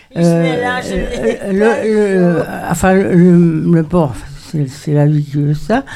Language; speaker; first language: French; native; French